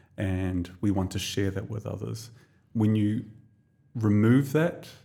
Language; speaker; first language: English; native; English